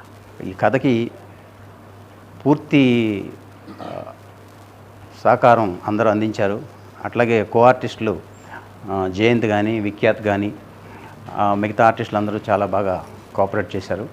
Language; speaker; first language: Telugu; native; Telugu